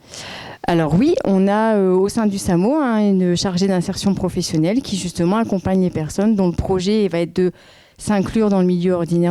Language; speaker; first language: French; native; French